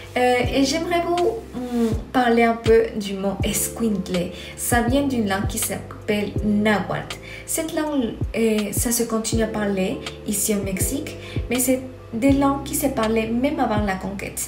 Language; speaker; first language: French; non-native, fluent; Spanish